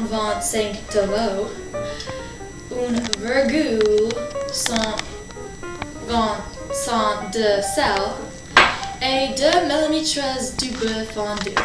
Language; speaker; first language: French; non-native, learner; English